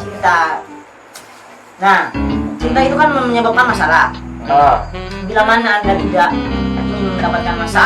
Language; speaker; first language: Indonesian; non-native, local second language; Javanese